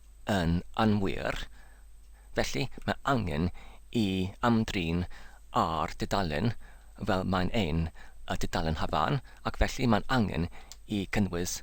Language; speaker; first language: Welsh; non-native, learner; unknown